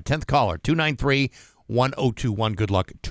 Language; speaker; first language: English; native; English